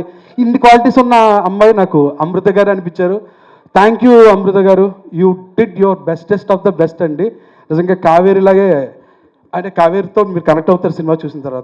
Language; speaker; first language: Telugu; native; Telugu